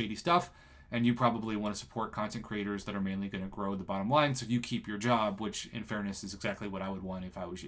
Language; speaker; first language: English; native; English